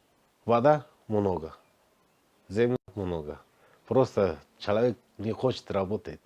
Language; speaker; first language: Russian; non-native, learner; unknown